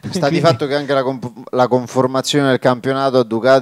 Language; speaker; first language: Italian; native; Italian